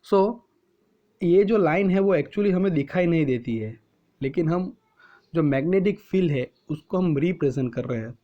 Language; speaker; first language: Hindi; non-native, local second language; Gujarati